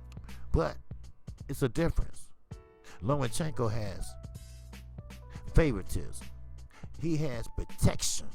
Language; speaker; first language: English; native; English